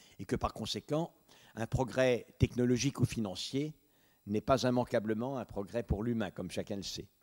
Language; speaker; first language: French; native; French